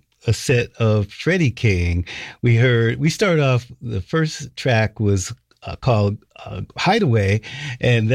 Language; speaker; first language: English; native; English